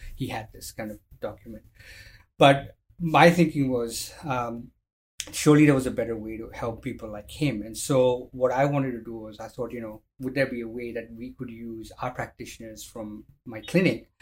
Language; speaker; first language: English; non-native, fluent; Arabic